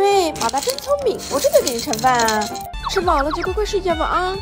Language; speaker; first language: Chinese; native; Chinese